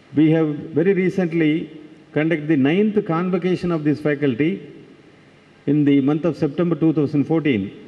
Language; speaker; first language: English; non-native, local second language; Tamil